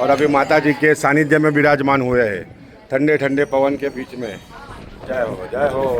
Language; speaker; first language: Hindi; non-native, local second language; Gujarati